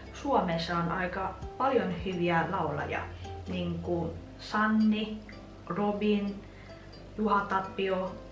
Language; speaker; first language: Finnish; non-native, fluent; Vietnamese